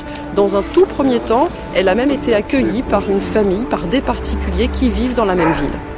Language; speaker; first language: French; native; French